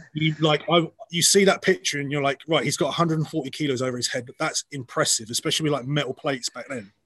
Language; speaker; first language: English; native; English